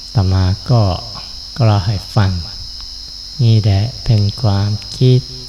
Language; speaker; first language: Thai; non-native, fluent; Japanese